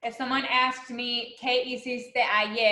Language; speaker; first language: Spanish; non-native, fluent; English